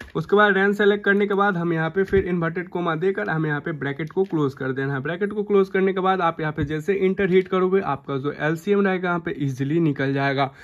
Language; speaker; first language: Hindi; native; Hindi